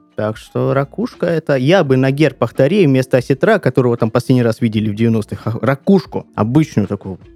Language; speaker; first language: Russian; native; Russian